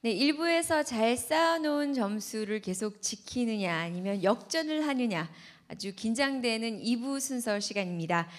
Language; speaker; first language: Korean; native; Korean